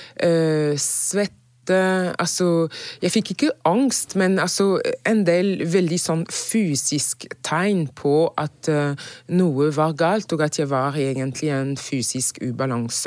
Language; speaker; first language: Norwegian; non-native, fluent; French